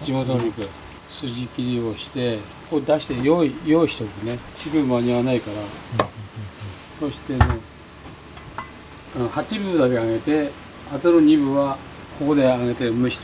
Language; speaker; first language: Japanese; native; Japanese